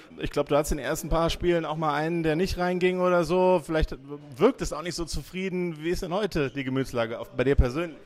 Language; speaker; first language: German; native; German